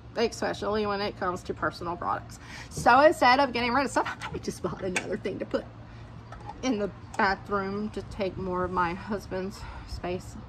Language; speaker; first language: English; native; English